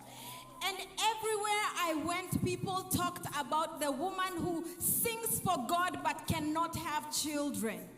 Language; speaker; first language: English; non-native, local second language; Swahili